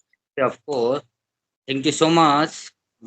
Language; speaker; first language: English; non-native, learner; Hindi